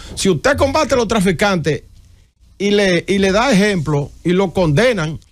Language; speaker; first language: Spanish; native; Spanish